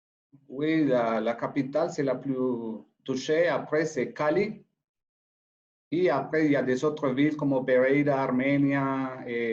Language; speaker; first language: French; non-native, fluent; Spanish